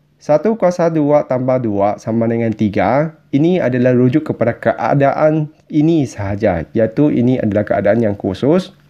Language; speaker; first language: Malay; non-native, local second language; Chinese